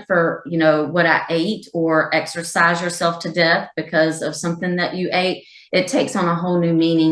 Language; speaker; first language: English; native; English